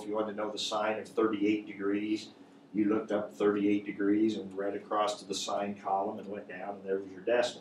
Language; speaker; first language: English; native; English